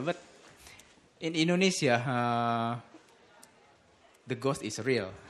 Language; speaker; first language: English; non-native, learner; Indonesian